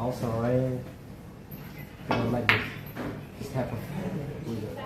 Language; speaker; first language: English; non-native, learner; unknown